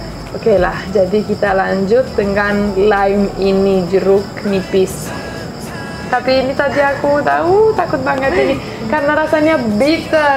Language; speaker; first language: Indonesian; non-native, fluent; Russian